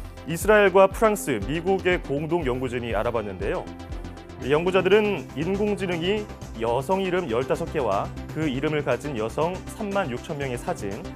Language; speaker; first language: Korean; native; Korean